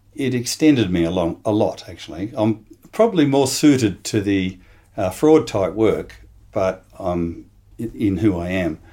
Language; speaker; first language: English; native; English